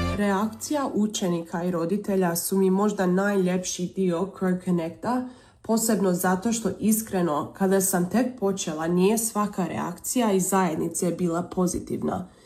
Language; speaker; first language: Serbian; early bilingual, heritage; Croatian